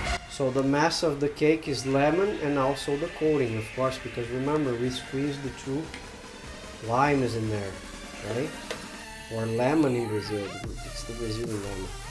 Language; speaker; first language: English; non-native, fluent; Portuguese